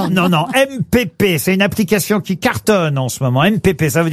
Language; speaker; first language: French; native; French